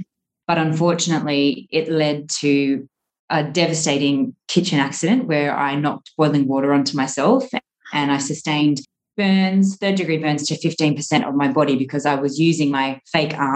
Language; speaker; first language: English; native; English